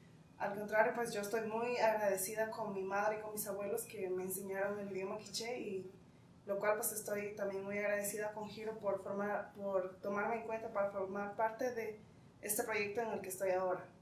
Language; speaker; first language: Spanish; non-native, local second language; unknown